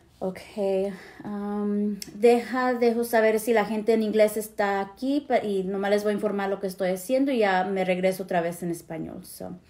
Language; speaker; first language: Spanish; early bilingual, heritage; Spanish